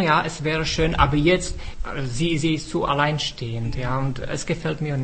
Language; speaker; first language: German; non-native, fluent; Czech